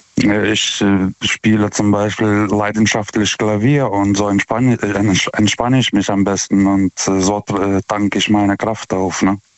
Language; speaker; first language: German; non-native, fluent; Lithuanian